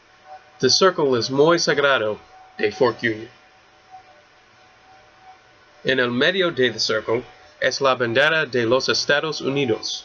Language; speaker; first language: Spanish; non-native, learner; English